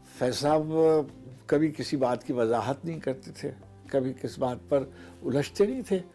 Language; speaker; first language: Urdu; native; Urdu